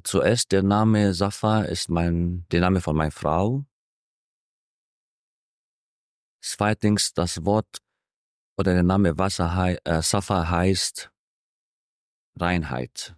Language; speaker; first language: German; non-native, fluent; Arabic